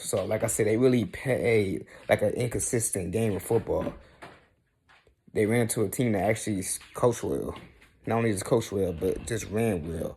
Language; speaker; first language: English; native; English